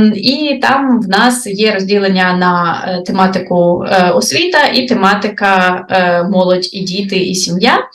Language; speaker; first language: Ukrainian; native; Ukrainian